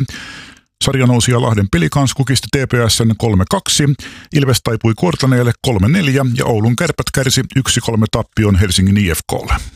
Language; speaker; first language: Finnish; native; Finnish